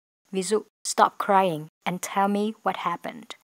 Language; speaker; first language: English; non-native, fluent; Vietnamese